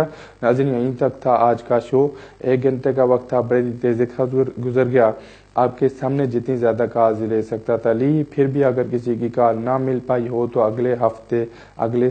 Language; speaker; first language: Urdu; native; Urdu